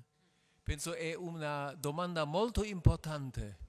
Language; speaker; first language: Italian; non-native, learner; German